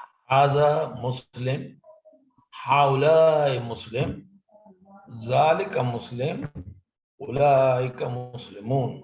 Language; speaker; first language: Arabic; non-native, learner; Urdu